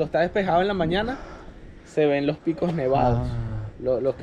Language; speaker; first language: Spanish; native; Spanish